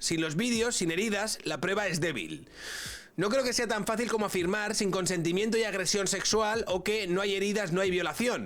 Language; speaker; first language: Spanish; native; Spanish